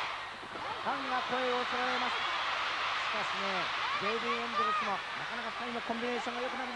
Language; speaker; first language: Japanese; native; Japanese